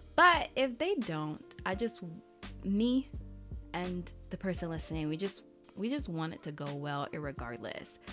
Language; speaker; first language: English; early bilingual, other home language; Haitian Creole